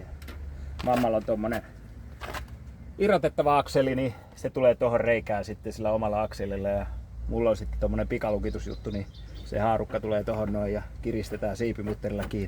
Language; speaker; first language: Finnish; native; Finnish